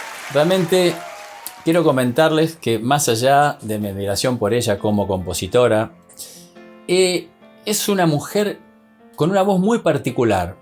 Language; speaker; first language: Spanish; native; Spanish